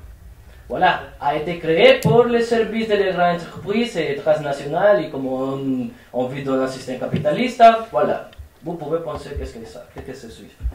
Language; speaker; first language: French; non-native, fluent; Spanish